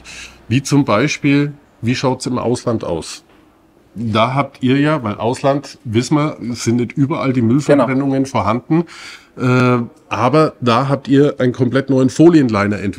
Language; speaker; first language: German; native; German